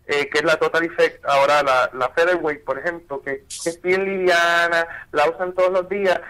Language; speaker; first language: Spanish; native; Spanish